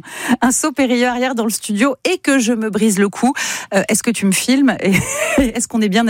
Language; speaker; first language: French; native; French